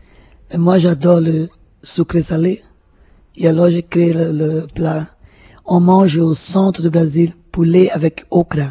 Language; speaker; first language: French; non-native, fluent; Portuguese